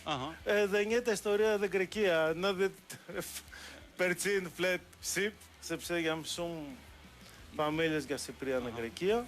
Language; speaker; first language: Albanian; non-native, learner; Greek